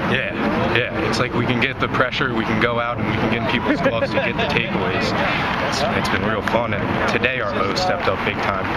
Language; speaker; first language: English; native; English